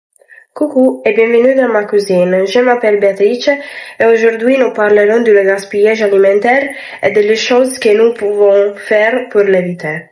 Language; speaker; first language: French; non-native, learner; Italian